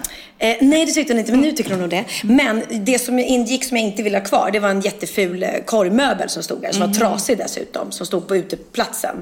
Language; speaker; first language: Swedish; native; Swedish